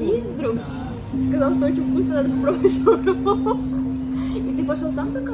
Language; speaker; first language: Russian; native; Russian